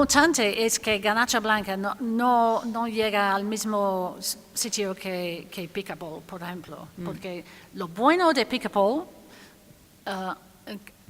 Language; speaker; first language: Spanish; non-native, fluent; English